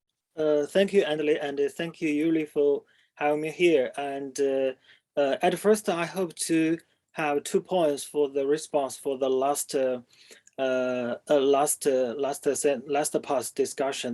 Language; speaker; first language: English; non-native, fluent; Chinese